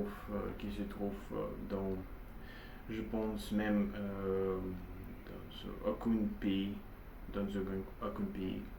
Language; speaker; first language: French; non-native, learner; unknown